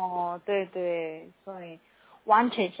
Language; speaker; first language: Chinese; non-native, learner; Korean